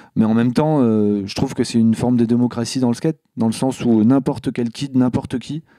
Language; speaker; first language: French; native; French